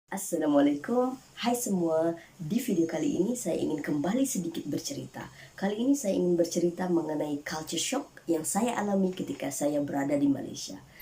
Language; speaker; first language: Indonesian; native; Indonesian